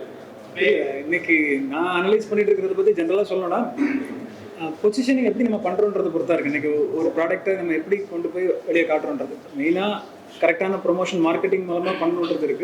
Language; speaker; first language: Tamil; native; Tamil